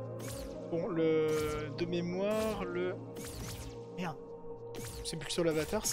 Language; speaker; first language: French; native; French